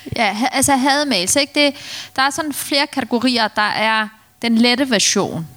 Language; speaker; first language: Danish; early bilingual, other home language; Turkish